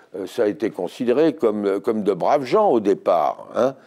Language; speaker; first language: French; native; French